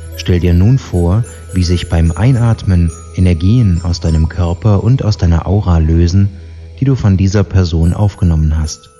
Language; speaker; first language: German; native; German